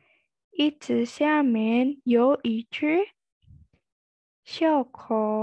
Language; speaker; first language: Chinese; non-native, fluent; Indonesian